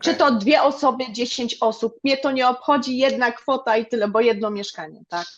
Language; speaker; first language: Polish; early bilingual, other home language; German